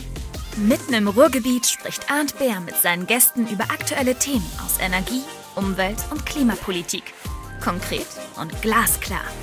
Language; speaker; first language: German; native; German